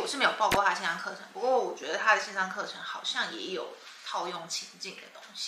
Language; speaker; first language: Chinese; native; Chinese